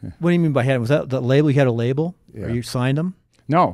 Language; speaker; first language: English; native; English